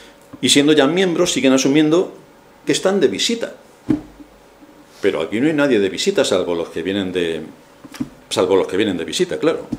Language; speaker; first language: Spanish; native; Spanish